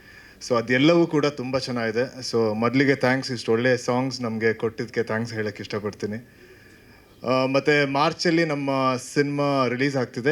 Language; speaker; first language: Kannada; native; Kannada